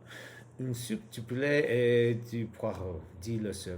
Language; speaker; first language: French; non-native, learner; English